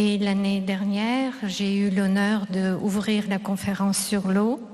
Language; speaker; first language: French; non-native, fluent; Russian